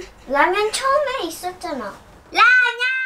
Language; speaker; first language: Korean; early bilingual, other home language; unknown